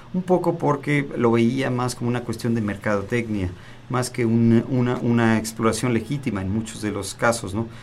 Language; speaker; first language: Spanish; native; Spanish